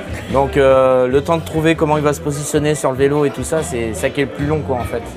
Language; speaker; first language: French; native; French